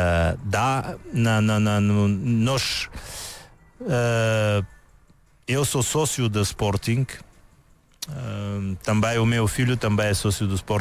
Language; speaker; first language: Portuguese; non-native, learner; Bulgarian